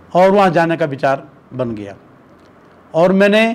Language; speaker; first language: Hindi; native; Hindi